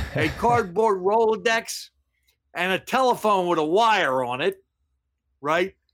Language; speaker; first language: English; native; English